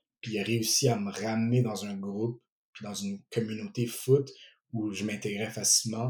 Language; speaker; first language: French; early bilingual, other home language; Ewe